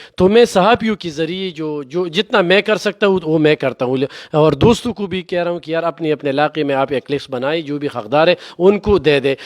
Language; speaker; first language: Urdu; non-native, local second language; Pashto